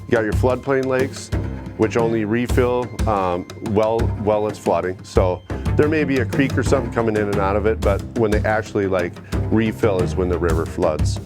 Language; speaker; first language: English; native; English